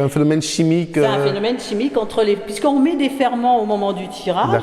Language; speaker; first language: French; native; French